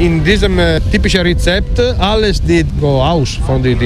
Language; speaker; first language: German; non-native, learner; Italian